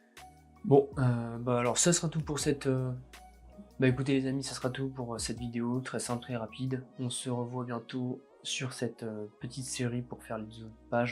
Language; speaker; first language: French; native; French